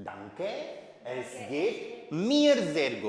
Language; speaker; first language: German; non-native, fluent; Hindi